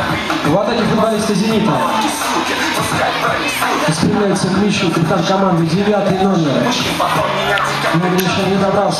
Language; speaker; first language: Russian; native; Russian